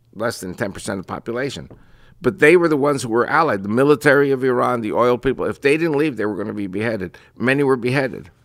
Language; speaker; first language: English; early bilingual, other home language; Spanish